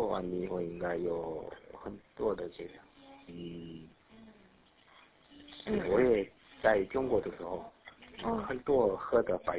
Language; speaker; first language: Chinese; non-native, learner; Korean